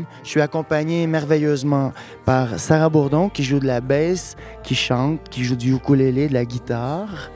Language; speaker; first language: French; native; French